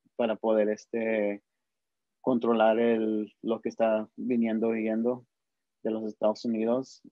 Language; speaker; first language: Spanish; early bilingual, heritage; Spanish